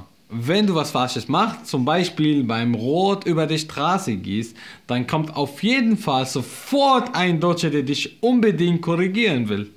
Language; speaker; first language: German; non-native, fluent; Arabic